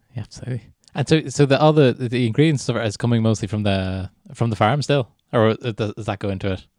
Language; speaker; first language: English; native; English